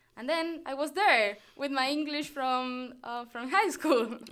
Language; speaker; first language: English; non-native, fluent; Spanish